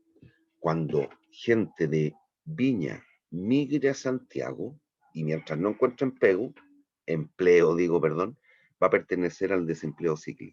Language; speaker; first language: Spanish; native; Spanish